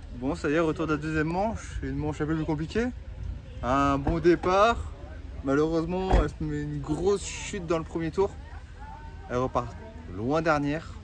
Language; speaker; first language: French; native; French